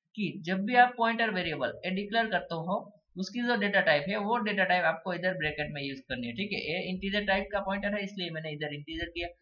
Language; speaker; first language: Hindi; non-native, local second language; Gujarati